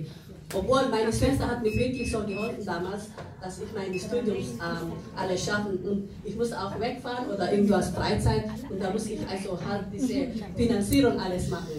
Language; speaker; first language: German; non-native, fluent; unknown